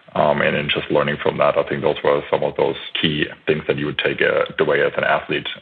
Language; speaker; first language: English; non-native, fluent; German